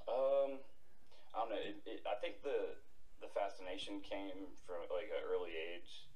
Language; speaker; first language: English; native; English